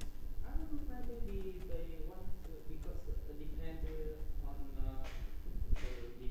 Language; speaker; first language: English; non-native, learner; Vietnamese